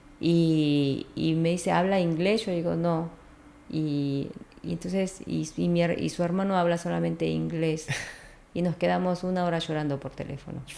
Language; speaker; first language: Spanish; early bilingual, other home language; Korean